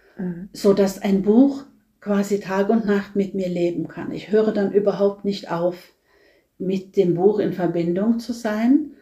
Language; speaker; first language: German; non-native, fluent; Norwegian